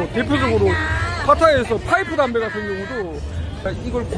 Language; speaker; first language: Korean; native; Korean